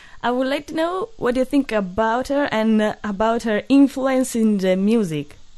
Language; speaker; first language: English; non-native, learner; Italian